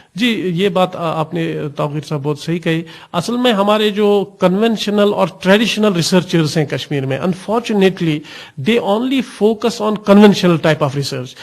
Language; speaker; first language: Urdu; non-native, local second language; Kashmiri